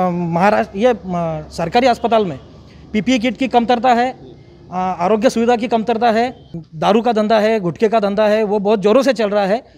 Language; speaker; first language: Hindi; non-native, local second language; Marathi